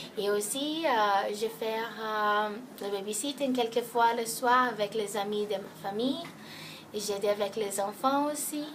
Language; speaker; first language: French; non-native, learner; Portuguese